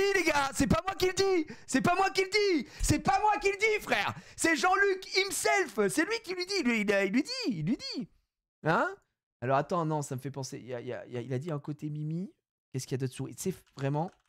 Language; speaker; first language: French; native; French